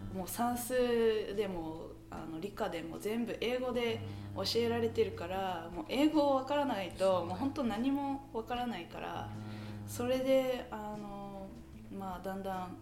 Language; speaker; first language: Japanese; early bilingual, heritage; English